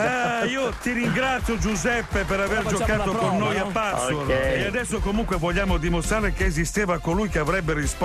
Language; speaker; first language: Italian; native; Italian